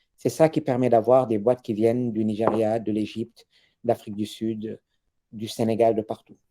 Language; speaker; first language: French; non-native, local second language; Wolof